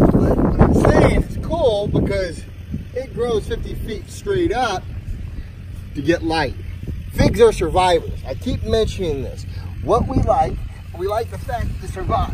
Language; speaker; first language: English; native; English